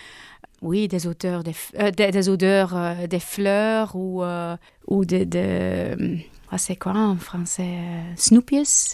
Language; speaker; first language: French; non-native, local second language; Dutch